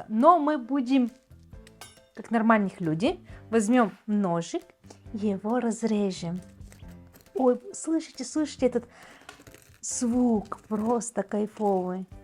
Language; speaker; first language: Russian; non-native, fluent; Bulgarian